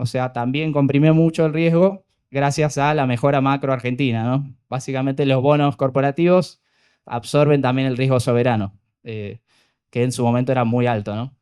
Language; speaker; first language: Spanish; native; Spanish